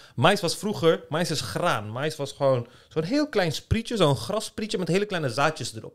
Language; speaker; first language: Dutch; early bilingual, other home language; Turkish